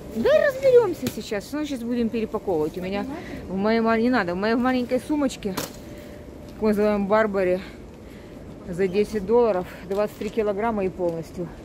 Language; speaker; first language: Russian; native; Russian